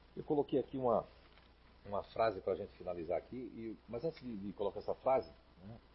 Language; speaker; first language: Portuguese; native; Portuguese